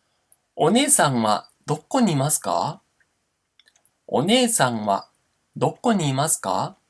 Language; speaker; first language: Japanese; non-native, fluent; Portuguese